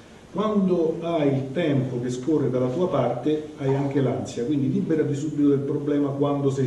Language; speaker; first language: Italian; native; Italian